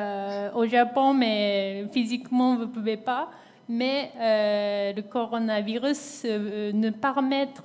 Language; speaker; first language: French; non-native, fluent; Japanese